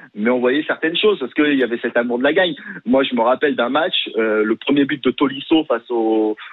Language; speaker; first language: French; native; French